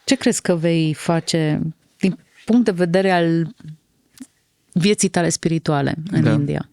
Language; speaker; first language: Romanian; native; Romanian